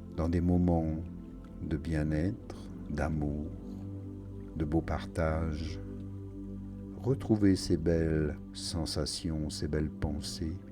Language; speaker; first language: French; native; French